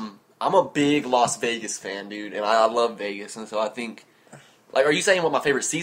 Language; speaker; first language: English; native; English